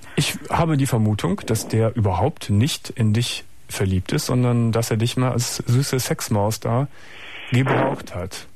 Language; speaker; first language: German; native; German